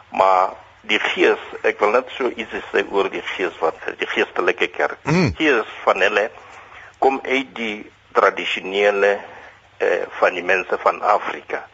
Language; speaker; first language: Afrikaans; non-native, local second language; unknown